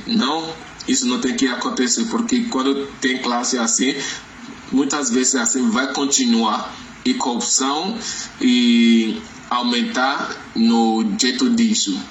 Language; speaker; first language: Portuguese; non-native, learner; Yoruba